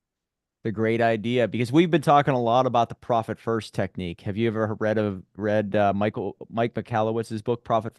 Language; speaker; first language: English; native; English